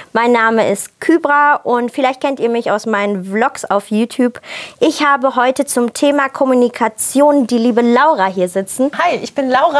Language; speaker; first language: German; native; German